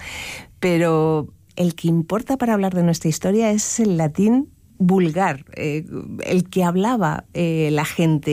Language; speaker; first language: Spanish; native; Spanish